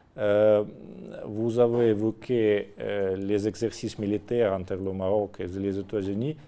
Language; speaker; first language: French; non-native, fluent; Russian